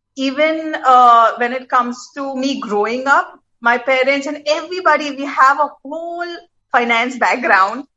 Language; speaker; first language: English; non-native, local second language; Gujarati